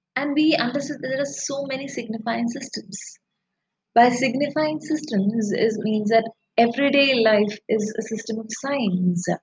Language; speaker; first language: English; non-native, local second language; Malayalam